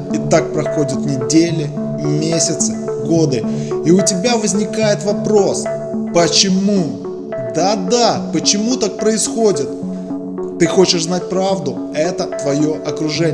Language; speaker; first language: Russian; native; Russian